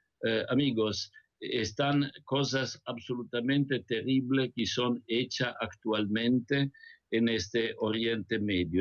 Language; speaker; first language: Spanish; non-native, fluent; Italian